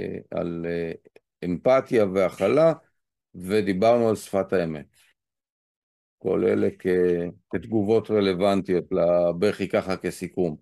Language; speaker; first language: Hebrew; native; Hebrew